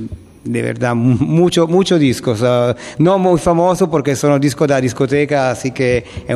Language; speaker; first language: Spanish; non-native, learner; Italian